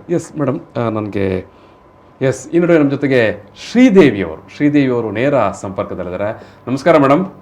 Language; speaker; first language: Kannada; native; Kannada